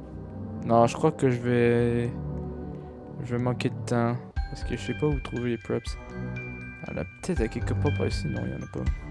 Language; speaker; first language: French; native; French